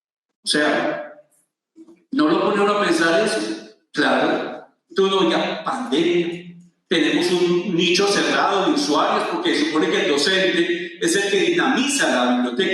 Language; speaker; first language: Spanish; native; Spanish